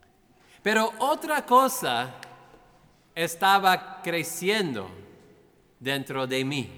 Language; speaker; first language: Spanish; non-native, fluent; English